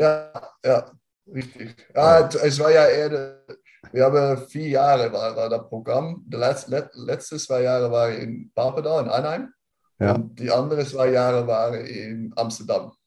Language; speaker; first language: German; non-native, learner; Dutch